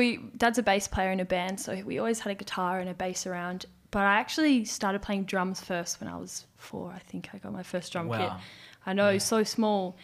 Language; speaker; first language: English; native; English